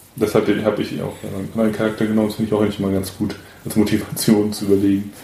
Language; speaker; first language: German; native; German